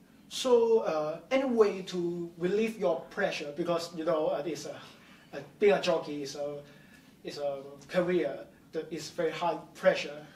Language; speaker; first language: English; non-native, local second language; Cantonese